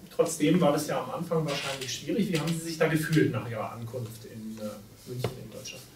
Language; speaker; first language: German; native; German